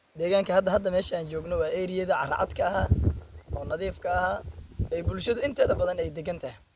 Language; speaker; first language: Somali; native; Somali